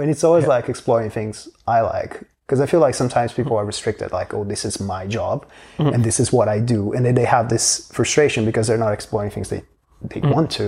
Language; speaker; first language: English; non-native, fluent; Portuguese